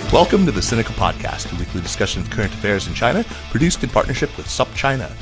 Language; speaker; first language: English; native; English